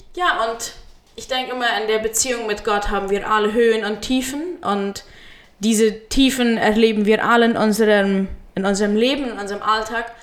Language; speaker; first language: German; early bilingual, heritage; Spanish